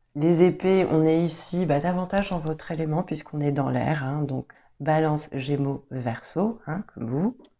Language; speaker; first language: French; native; French